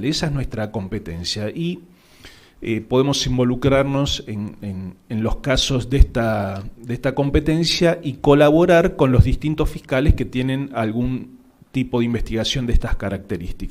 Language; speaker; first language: Spanish; native; Spanish